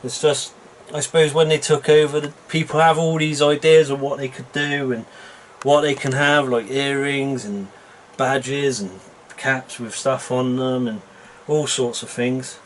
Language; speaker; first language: English; native; English